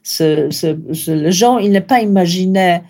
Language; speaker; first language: French; non-native, learner; Polish